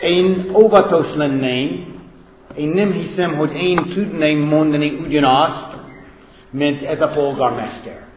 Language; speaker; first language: Hungarian; non-native, fluent; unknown